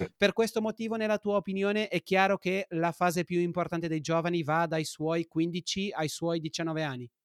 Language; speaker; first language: Italian; non-native, fluent; Portuguese